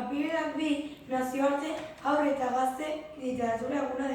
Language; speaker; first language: Basque; native; Basque